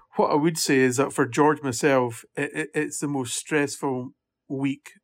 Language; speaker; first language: English; native; English